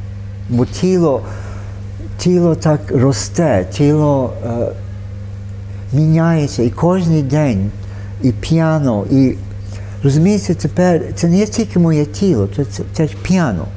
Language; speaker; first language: Ukrainian; early bilingual, heritage; Ukrainian